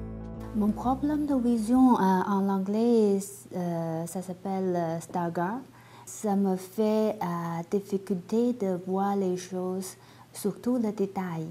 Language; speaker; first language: French; non-native, learner; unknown